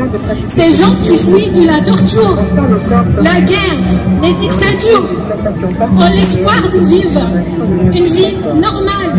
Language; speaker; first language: French; non-native, fluent; Arabic